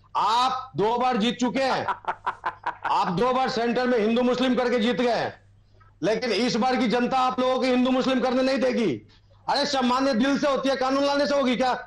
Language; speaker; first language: Hindi; native; Hindi